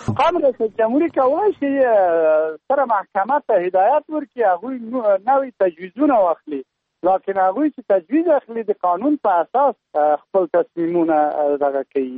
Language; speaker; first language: Pashto; non-native, local second language; Persian